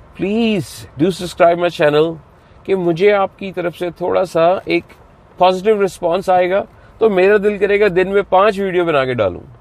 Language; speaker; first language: Urdu; native; Urdu